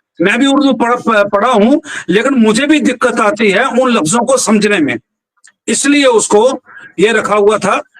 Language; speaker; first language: Hindi; non-native, local second language; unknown